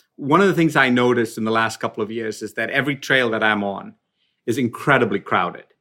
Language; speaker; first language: English; non-native, local second language; Tamil